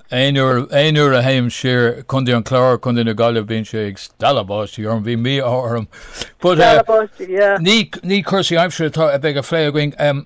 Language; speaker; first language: Irish; non-native, local second language; English